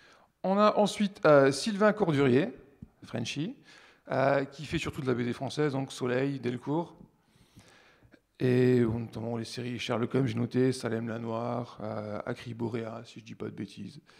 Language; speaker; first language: French; native; French